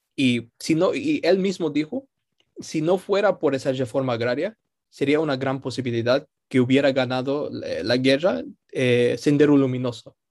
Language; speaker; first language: Spanish; early bilingual, heritage; Spanish